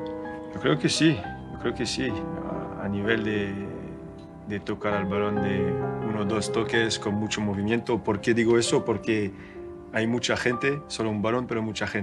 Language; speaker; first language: Spanish; non-native, learner; French